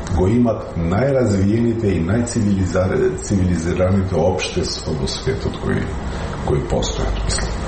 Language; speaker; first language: Macedonian; non-native, local second language; Albanian